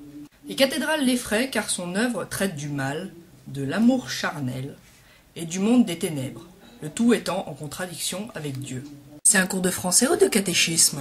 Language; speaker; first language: French; native; French